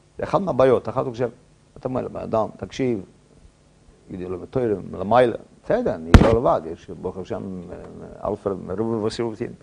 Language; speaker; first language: Hebrew; non-native, fluent; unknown